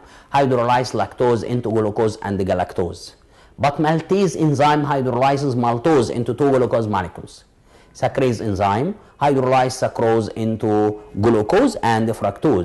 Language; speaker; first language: English; non-native, local second language; Arabic